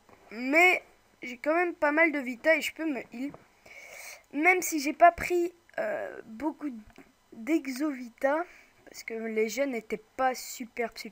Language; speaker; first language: French; native; French